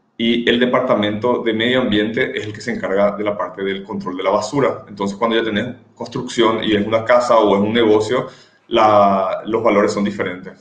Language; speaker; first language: Spanish; native; Spanish